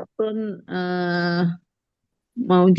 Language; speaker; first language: Arabic; non-native, learner; Indonesian